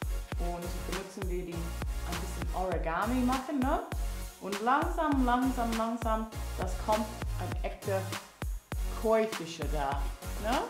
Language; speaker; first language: German; non-native, learner; English